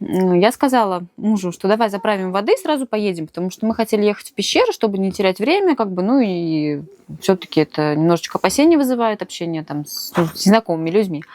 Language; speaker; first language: Russian; native; Russian